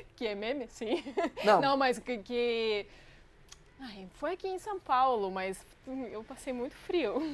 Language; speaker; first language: Portuguese; non-native, fluent; Ukrainian